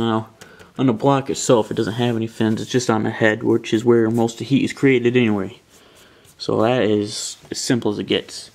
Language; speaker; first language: English; native; English